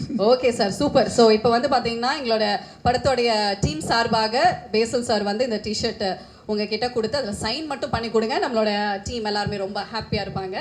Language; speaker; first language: Tamil; native; Tamil